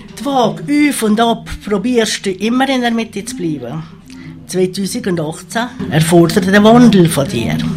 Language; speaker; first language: German; native; German